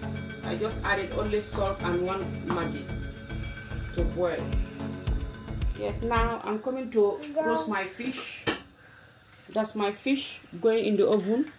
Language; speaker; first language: English; non-native, local second language; Mandingo